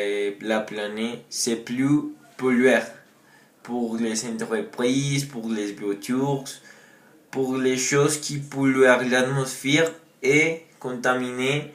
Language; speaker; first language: French; non-native, learner; Spanish